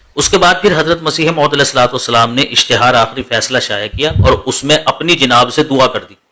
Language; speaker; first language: Urdu; native; Urdu